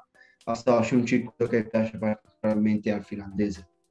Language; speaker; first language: Italian; native; Italian